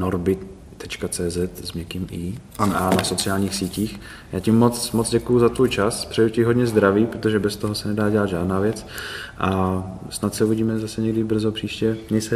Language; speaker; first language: Czech; native; Czech